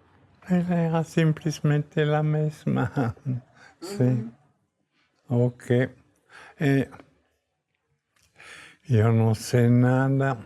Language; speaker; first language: Portuguese; non-native, fluent; French